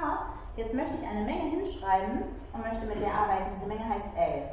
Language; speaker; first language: German; native; German